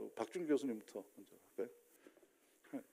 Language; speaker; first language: Korean; native; Korean